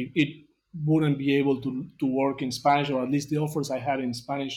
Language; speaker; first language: English; non-native, fluent; Spanish